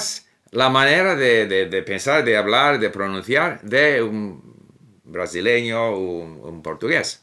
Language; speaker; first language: Spanish; non-native, fluent; English